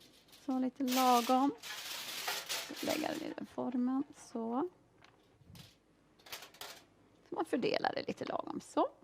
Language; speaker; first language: Swedish; native; Swedish